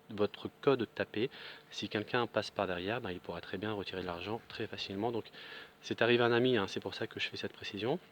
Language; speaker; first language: French; native; French